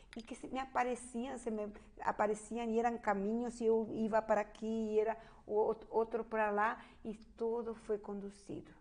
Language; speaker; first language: Portuguese; non-native, fluent; Spanish